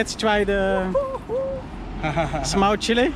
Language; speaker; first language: English; non-native, fluent; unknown